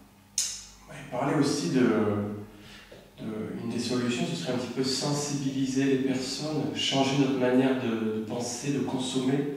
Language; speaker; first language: French; native; French